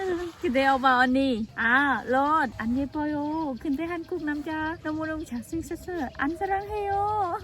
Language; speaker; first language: Korean; non-native, learner; Khmer